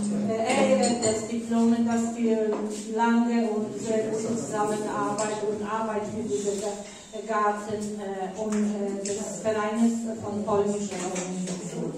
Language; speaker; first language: German; non-native, learner; Polish